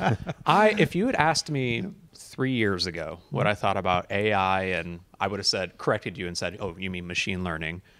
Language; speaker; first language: English; native; English